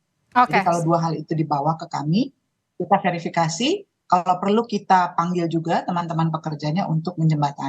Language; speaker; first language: Indonesian; native; Indonesian